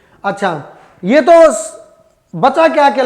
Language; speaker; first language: Hindi; native; Hindi